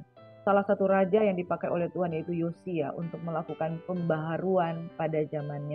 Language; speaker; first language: Indonesian; native; Indonesian